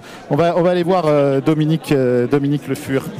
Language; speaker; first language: French; native; French